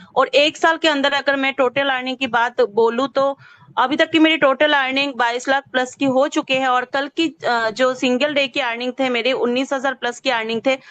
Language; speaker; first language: Hindi; non-native, local second language; Bangla